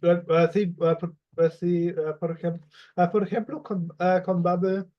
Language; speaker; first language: Spanish; non-native, learner; German